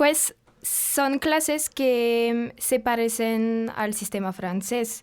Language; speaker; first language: Spanish; non-native, fluent; French